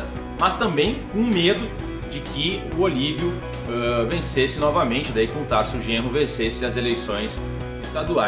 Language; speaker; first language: Portuguese; native; Portuguese